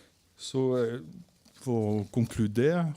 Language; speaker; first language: Norwegian; non-native, fluent; French